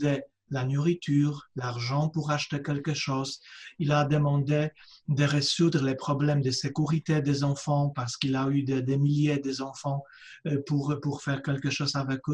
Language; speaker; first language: French; non-native, fluent; Polish